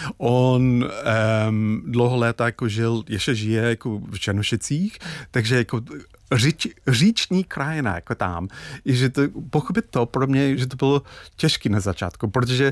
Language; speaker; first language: Czech; non-native, fluent; English